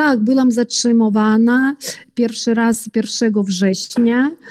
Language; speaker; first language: Polish; early bilingual, heritage; Polish